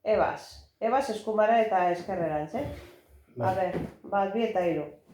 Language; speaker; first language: Basque; non-native, local second language; Spanish